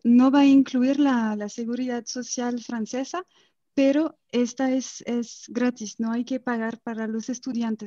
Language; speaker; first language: Spanish; non-native, fluent; French